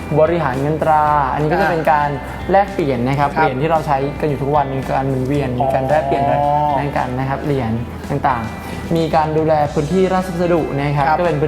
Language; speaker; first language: Thai; native; Thai